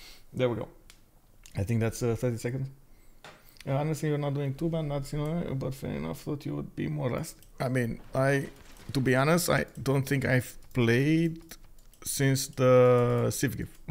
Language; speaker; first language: English; non-native, fluent; Romanian